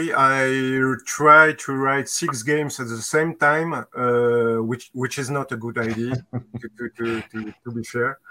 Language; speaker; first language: English; non-native, fluent; French